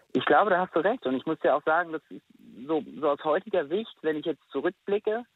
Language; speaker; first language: German; native; German